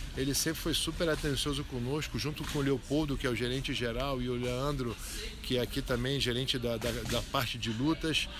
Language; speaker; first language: Portuguese; early bilingual, other home language; Arabic